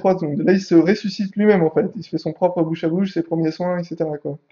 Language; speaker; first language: French; native; French